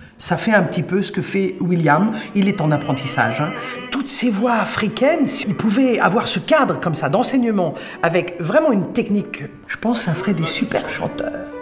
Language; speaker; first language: French; native; French